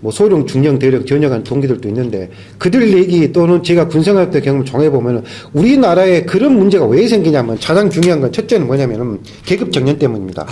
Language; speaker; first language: Korean; native; Korean